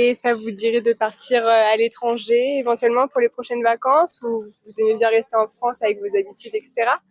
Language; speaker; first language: French; native; French